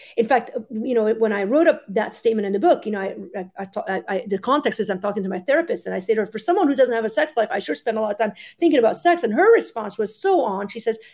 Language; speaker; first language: English; early bilingual, other home language; Arabic